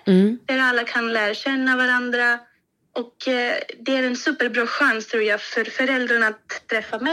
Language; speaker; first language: Swedish; non-native, fluent; Greek